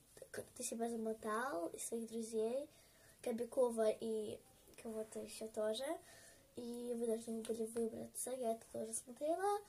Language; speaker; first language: Russian; early bilingual, heritage; Russian